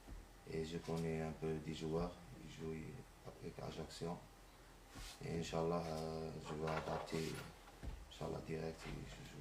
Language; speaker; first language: French; non-native, local second language; Arabic